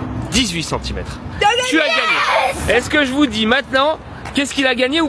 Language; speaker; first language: French; native; French